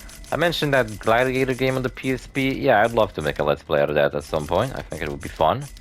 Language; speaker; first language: English; non-native, fluent; Polish